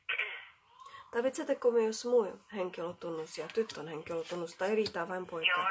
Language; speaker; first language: Finnish; non-native, learner; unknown